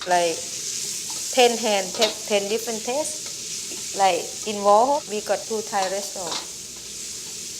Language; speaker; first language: English; non-native, learner; Thai